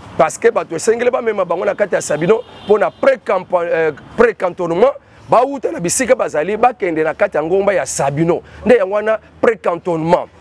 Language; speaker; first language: Lingala; non-native, local second language; Kongo